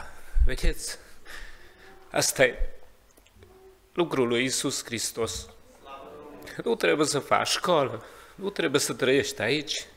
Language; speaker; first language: Romanian; non-native, learner; Hungarian